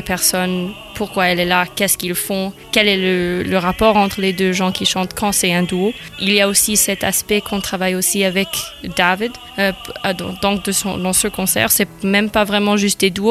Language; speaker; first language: French; non-native, fluent; German